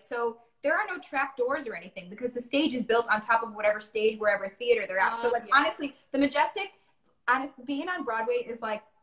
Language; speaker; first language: English; native; English